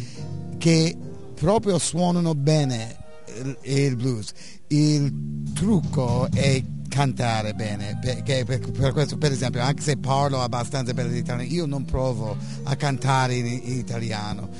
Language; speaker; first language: Italian; non-native, fluent; English